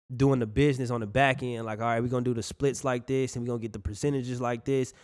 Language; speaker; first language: English; native; English